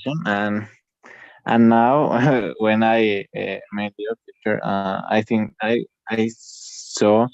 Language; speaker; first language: English; non-native, learner; Spanish